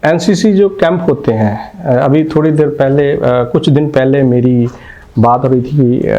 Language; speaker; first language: Hindi; non-native, local second language; Punjabi